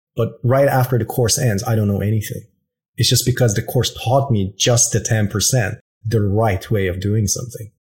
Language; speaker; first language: English; non-native, fluent; Persian